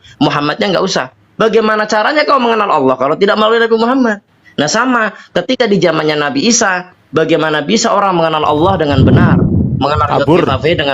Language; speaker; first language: Indonesian; native; Indonesian